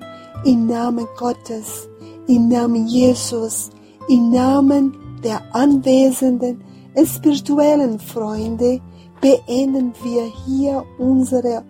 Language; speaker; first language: German; non-native, fluent; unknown